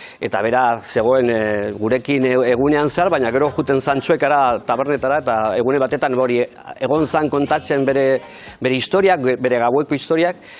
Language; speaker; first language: Basque; native; Basque